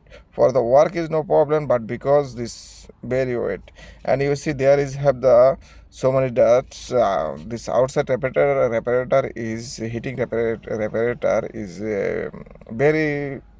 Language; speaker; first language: English; non-native, learner; Bangla